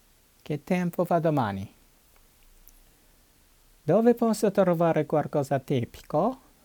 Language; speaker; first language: Italian; non-native, learner; Japanese